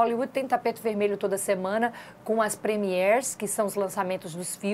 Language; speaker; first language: Portuguese; native; Portuguese